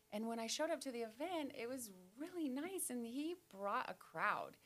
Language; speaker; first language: English; native; English